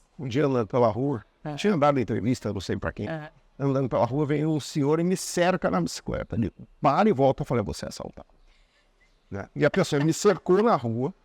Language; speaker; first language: Portuguese; non-native, fluent; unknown